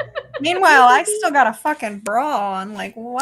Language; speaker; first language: English; native; English